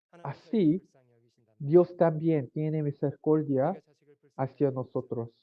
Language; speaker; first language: Spanish; non-native, learner; Korean